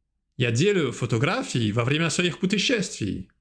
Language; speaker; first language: Russian; non-native, fluent; French